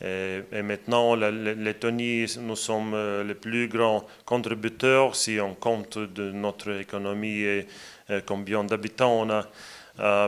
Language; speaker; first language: French; non-native, fluent; Latvian